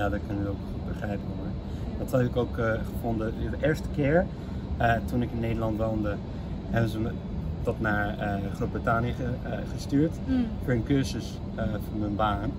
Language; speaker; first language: Dutch; non-native, fluent; English